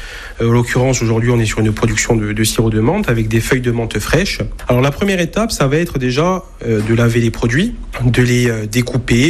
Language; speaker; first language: French; native; French